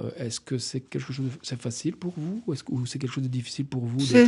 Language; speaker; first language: French; native; French